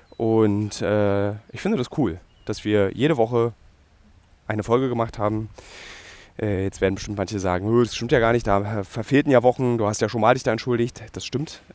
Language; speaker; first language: German; native; German